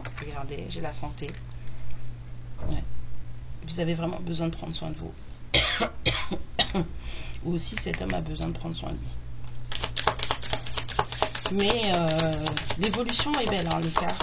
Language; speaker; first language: French; native; French